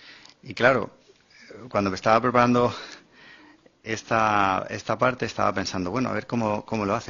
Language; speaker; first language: Spanish; native; Spanish